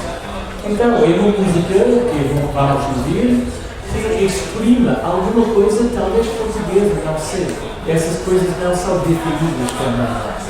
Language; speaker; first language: Portuguese; non-native, learner; English